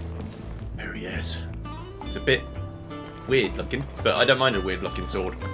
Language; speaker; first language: English; native; English